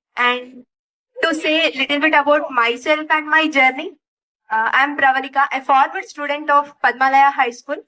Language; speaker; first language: English; non-native, local second language; Telugu